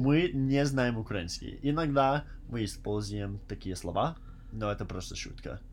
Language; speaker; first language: Russian; non-native, learner; English